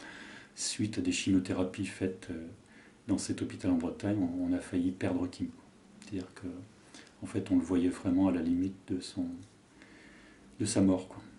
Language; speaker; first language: French; native; French